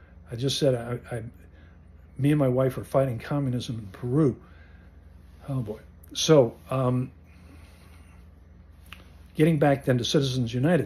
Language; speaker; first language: English; native; English